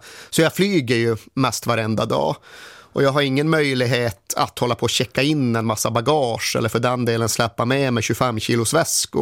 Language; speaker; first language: Swedish; native; Swedish